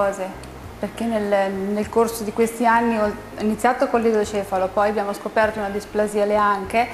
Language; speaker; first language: Italian; native; Italian